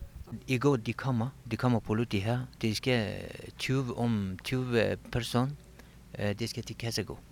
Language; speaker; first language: Danish; non-native, learner; Kurdish